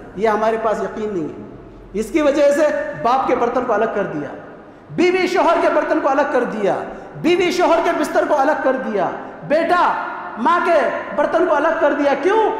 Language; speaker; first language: Urdu; native; Urdu